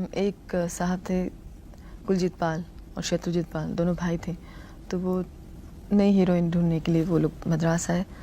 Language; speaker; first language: Hindi; non-native, local second language; Tamil